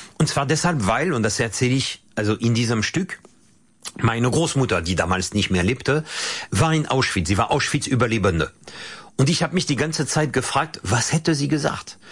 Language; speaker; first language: German; non-native, fluent; French